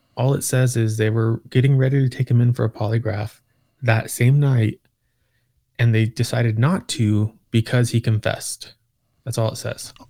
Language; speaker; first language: English; native; English